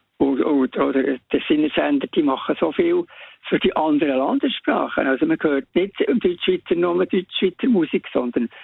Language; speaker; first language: German; native; German